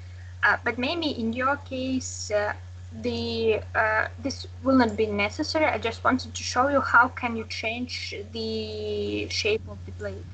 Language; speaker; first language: English; non-native, fluent; Russian